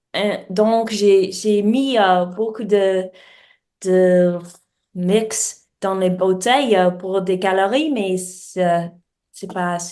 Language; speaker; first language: French; non-native, learner; English